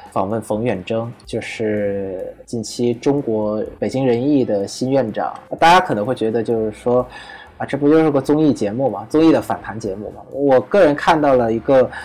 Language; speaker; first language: Chinese; non-native, fluent; Vietnamese